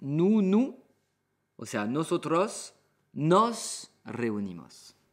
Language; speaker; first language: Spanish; non-native, fluent; French